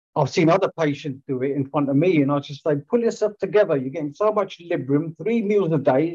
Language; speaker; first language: English; native; English